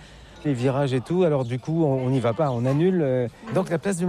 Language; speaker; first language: French; native; French